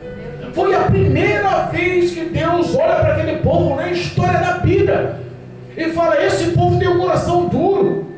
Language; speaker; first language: Portuguese; native; Portuguese